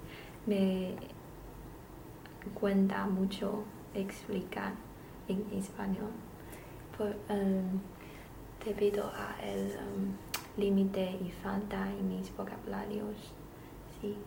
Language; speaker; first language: Spanish; non-native, learner; Chinese